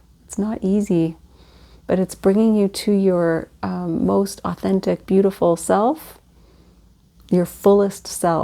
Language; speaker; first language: English; native; English